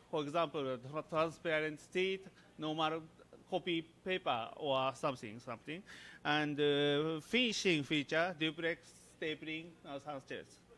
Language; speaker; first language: English; non-native, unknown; Japanese